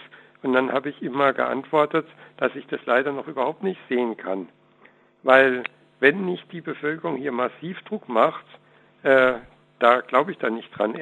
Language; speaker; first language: German; native; German